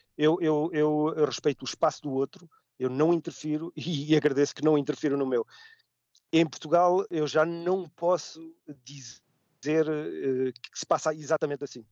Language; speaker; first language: Portuguese; native; Portuguese